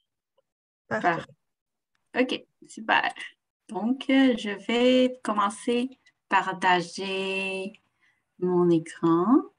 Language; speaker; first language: French; non-native, fluent; Chinese